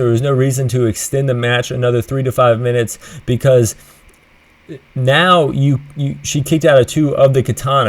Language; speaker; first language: English; native; English